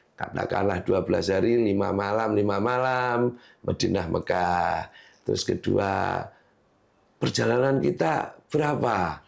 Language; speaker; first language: Indonesian; non-native, local second language; Javanese